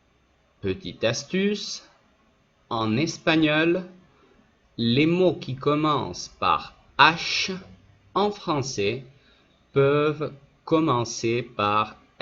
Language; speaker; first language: French; non-native, fluent; Spanish